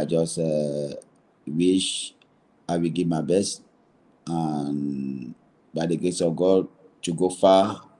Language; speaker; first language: English; non-native, learner; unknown